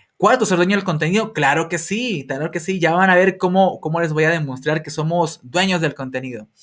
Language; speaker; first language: Spanish; native; Spanish